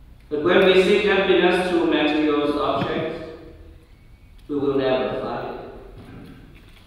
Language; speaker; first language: English; non-native, fluent; Vietnamese